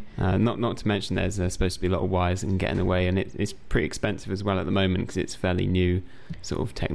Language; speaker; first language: English; native; English